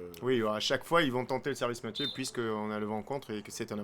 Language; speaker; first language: French; native; French